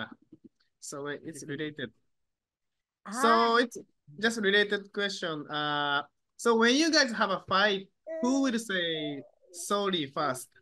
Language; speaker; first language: English; non-native, learner; Japanese